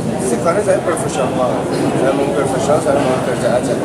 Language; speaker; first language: Indonesian; non-native, learner; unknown